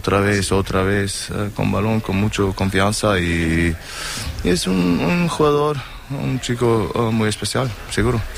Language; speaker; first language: Spanish; non-native, learner; German